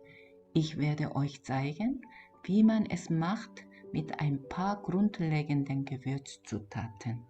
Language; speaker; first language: German; non-native, learner; Korean